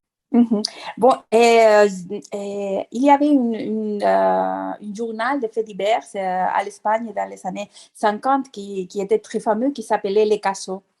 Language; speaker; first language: French; non-native, fluent; Spanish